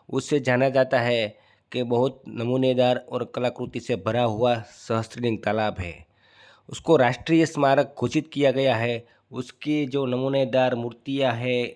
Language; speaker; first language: Hindi; non-native, local second language; Gujarati